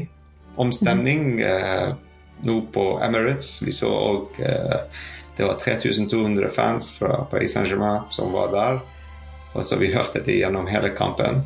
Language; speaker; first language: Norwegian; non-native, fluent; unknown